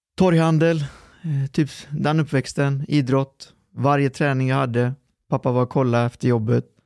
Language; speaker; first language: Swedish; early bilingual, other home language; Arabic